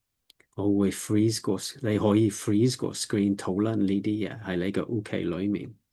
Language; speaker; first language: Cantonese; non-native, learner; English